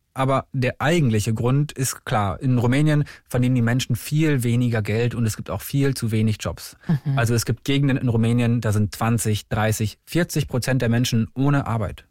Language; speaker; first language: German; native; German